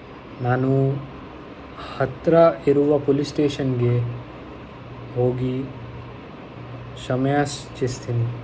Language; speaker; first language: Kannada; non-native, local second language; Hindi